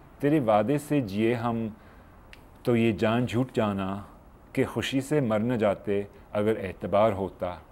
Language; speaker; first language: Urdu; non-native, fluent; English